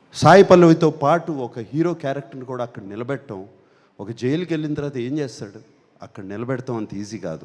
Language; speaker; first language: Telugu; native; Telugu